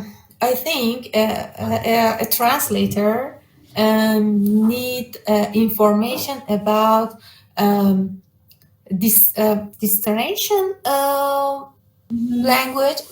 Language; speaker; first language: English; non-native, learner; Persian